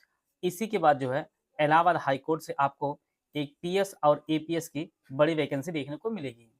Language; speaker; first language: Hindi; native; Hindi